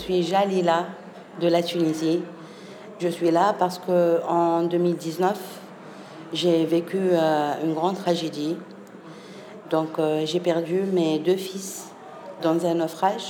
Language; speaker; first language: French; non-native, local second language; Arabic